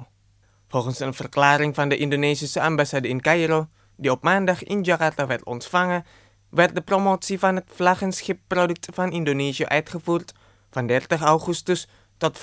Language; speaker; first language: Dutch; non-native, fluent; Indonesian